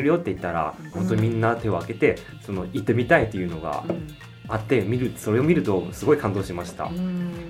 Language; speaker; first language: Japanese; non-native, fluent; Chinese